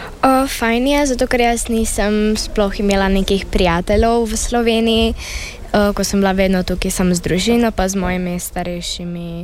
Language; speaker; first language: Slovenian; early bilingual, heritage; Slovenian